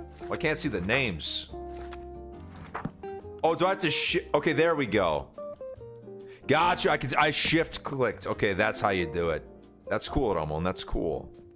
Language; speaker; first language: English; native; English